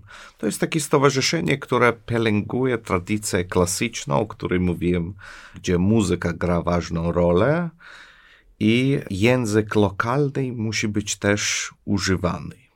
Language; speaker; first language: Polish; non-native, fluent; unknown